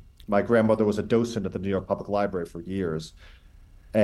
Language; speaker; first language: English; native; English